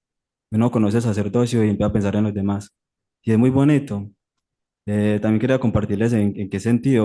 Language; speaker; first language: Spanish; native; Spanish